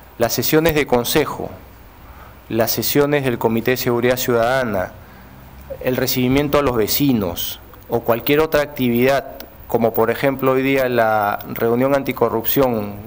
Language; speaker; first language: Spanish; native; Spanish